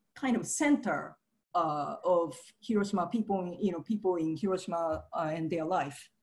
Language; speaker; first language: English; early bilingual, other home language; Japanese